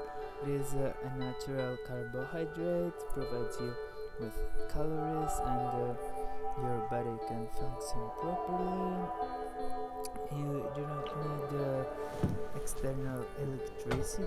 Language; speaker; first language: English; non-native, fluent; Greek